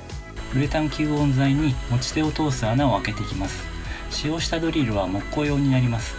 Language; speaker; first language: Japanese; native; Japanese